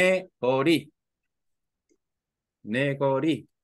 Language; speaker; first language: Vietnamese; non-native, learner; Korean